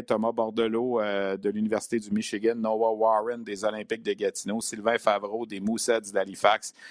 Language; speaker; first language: French; native; French